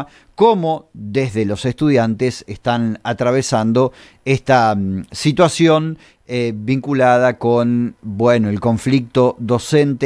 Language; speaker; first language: Spanish; native; Spanish